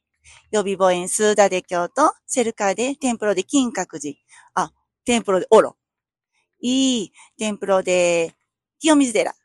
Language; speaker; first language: Spanish; non-native, learner; Japanese